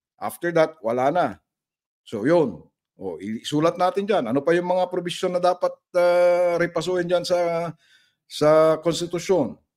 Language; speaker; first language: Filipino; non-native, local second language; Iloko